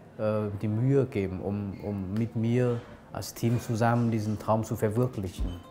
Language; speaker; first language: German; non-native, fluent; Vietnamese